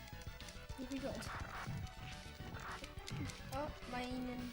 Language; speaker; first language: Welsh; non-native, local second language; English